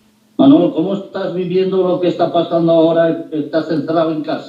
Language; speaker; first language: Spanish; non-native, fluent; French